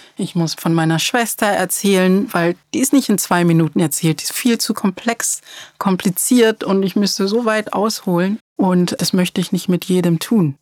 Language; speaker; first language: German; early bilingual, other home language; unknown